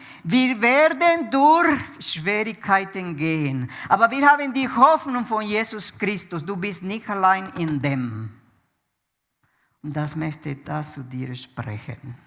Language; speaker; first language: German; non-native, fluent; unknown